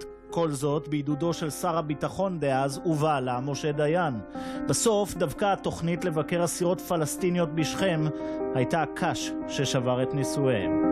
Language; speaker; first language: Hebrew; native; Hebrew